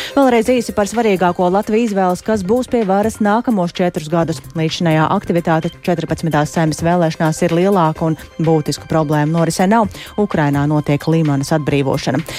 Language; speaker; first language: Latvian; native; Latvian